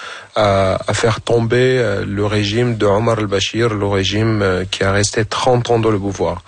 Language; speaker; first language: French; non-native, fluent; Arabic